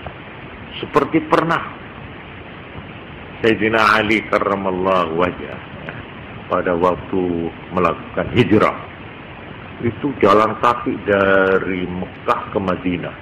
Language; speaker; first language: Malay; non-native, local second language; Javanese